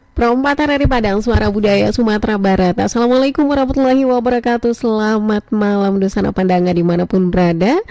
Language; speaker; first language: Indonesian; native; Indonesian